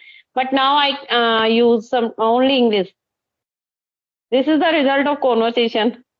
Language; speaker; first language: English; non-native, local second language; Hindi